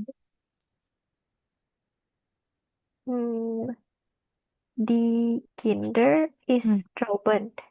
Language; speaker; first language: German; non-native, learner; Indonesian